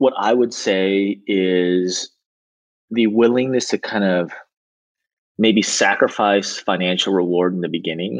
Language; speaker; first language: English; native; English